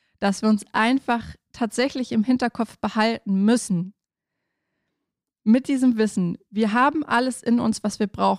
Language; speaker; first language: German; native; German